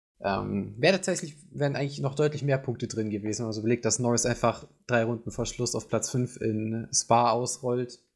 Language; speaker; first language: German; native; German